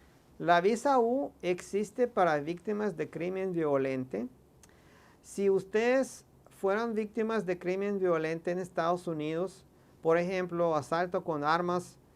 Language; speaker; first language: Spanish; non-native, fluent; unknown